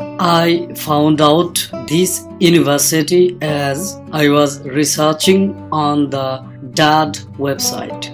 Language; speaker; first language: English; non-native, fluent; Bangla